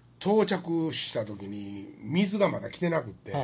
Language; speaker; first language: Japanese; native; Japanese